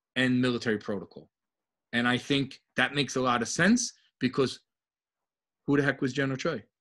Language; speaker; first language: English; native; English